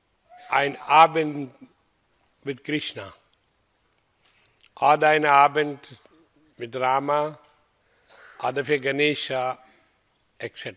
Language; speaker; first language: German; non-native, learner; Hindi